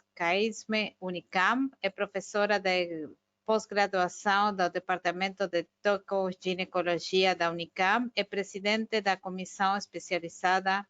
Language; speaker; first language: Portuguese; non-native, fluent; Spanish